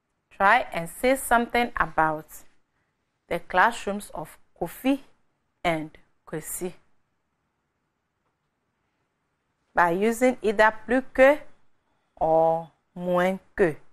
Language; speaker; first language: English; non-native, local second language; Akan